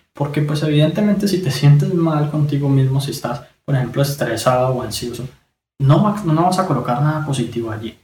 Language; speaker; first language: Spanish; native; Spanish